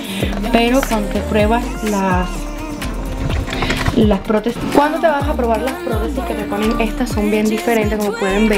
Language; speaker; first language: Spanish; native; Spanish